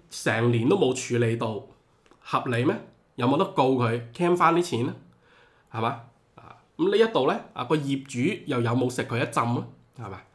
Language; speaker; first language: Cantonese; native; Cantonese